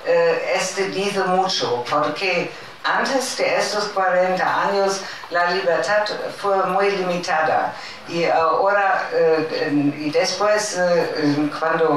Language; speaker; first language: Spanish; non-native, learner; German